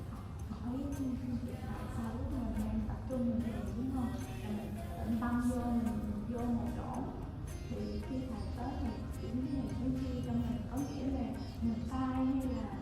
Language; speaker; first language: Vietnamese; non-native, learner; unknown